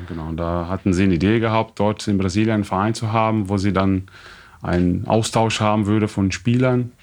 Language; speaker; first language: German; non-native, fluent; Portuguese